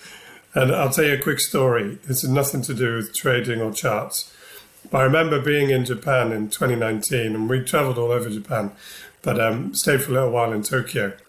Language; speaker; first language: English; native; English